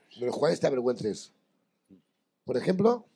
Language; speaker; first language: Spanish; native; Spanish